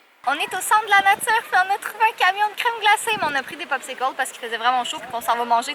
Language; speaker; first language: French; native; French